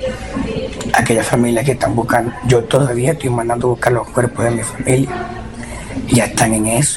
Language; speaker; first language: Spanish; native; Spanish